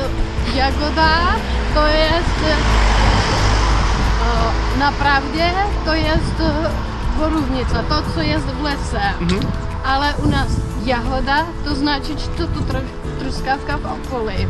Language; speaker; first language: Polish; non-native, learner; Czech